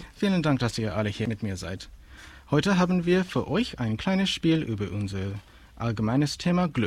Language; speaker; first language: German; non-native, learner; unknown